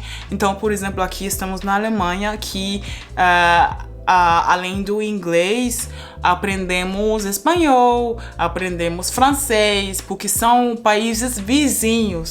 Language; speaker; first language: Portuguese; non-native, fluent; Spanish